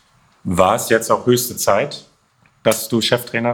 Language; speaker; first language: German; native; German